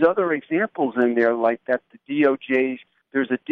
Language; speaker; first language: English; native; English